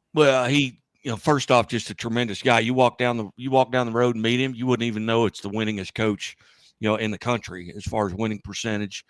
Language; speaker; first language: English; native; English